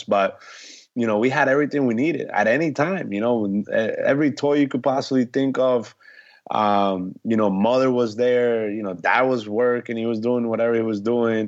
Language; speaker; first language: English; early bilingual, other home language; Spanish